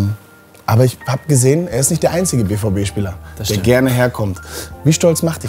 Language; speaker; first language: German; native; German